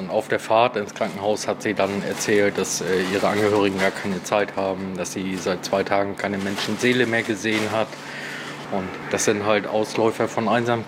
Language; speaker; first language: German; native; German